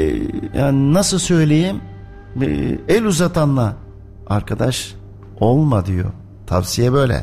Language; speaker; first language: Turkish; native; Turkish